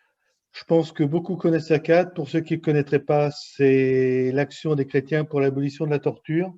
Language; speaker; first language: French; native; French